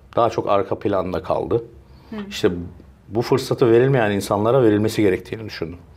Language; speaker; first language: Turkish; early bilingual, other home language; English